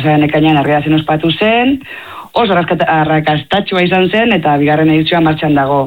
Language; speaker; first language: Basque; non-native, local second language; Spanish